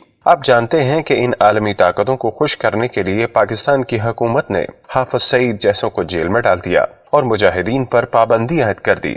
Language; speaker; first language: Urdu; native; Urdu